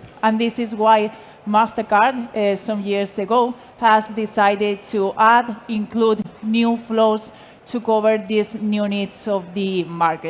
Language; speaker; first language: English; non-native, fluent; Spanish